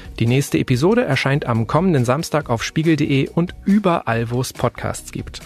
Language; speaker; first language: German; native; German